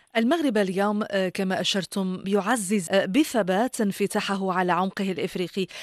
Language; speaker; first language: Arabic; native; Arabic